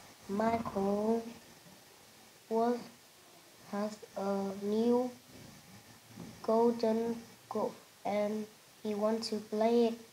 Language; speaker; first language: English; non-native, learner; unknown